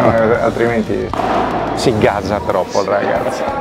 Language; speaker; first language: Italian; native; Italian